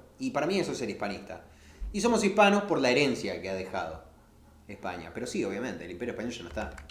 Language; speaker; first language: Spanish; native; Spanish